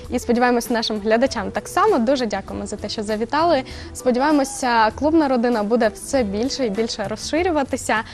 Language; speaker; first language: Ukrainian; native; Ukrainian